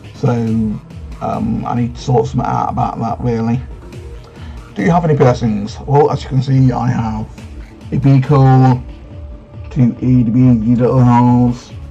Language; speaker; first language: English; native; English